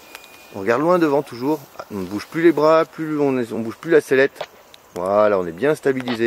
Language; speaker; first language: French; native; French